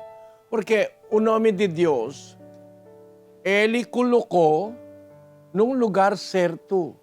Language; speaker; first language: Portuguese; non-native, fluent; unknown